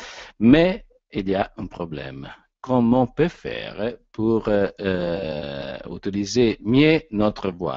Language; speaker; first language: French; non-native, learner; Italian